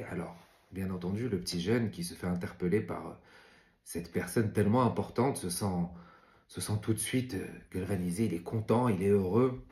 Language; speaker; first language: French; native; French